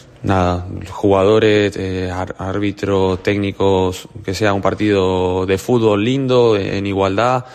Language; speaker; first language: Spanish; native; Spanish